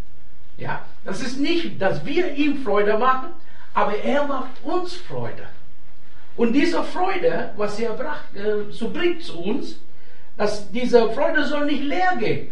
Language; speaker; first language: German; non-native, fluent; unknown